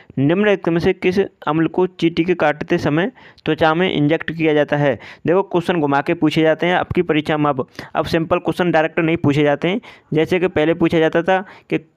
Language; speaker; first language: Hindi; native; Hindi